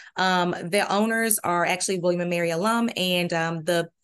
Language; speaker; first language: English; native; English